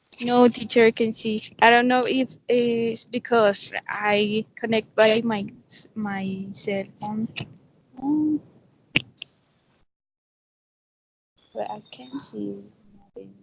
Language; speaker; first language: English; non-native, learner; Spanish